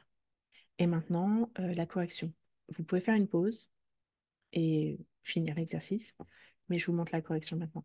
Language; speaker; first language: French; native; French